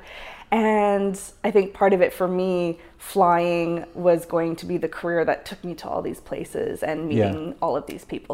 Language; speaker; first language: English; native; English